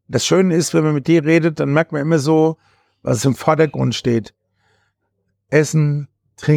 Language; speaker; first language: German; native; German